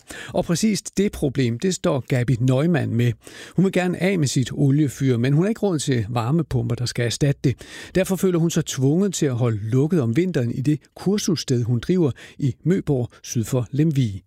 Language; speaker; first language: Danish; native; Danish